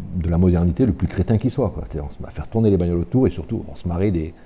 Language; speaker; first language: French; native; French